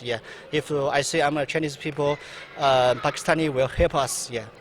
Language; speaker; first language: English; non-native, learner; Chinese